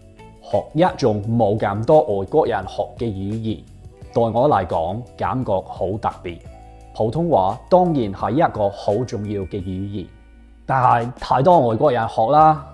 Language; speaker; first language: Cantonese; non-native, fluent; English